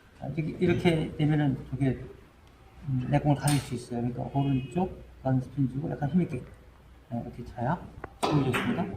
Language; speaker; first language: Korean; native; Korean